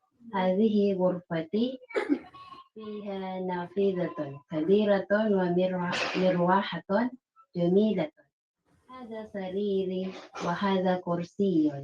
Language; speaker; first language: Arabic; non-native, learner; Filipino